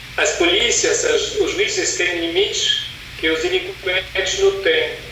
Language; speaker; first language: Portuguese; non-native, fluent; French